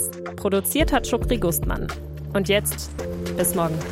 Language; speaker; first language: German; native; German